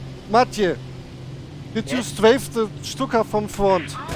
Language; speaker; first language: English; non-native, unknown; German